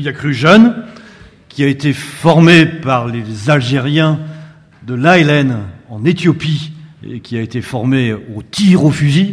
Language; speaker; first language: French; native; French